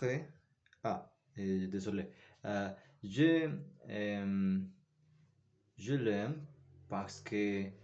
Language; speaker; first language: French; non-native, learner; Spanish